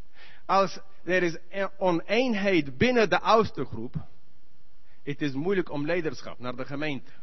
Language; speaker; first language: Dutch; non-native, learner; English